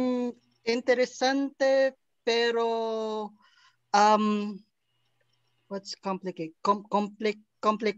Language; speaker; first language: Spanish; non-native, learner; English